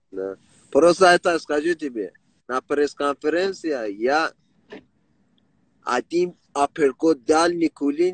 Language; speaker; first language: Russian; non-native, local second language; Persian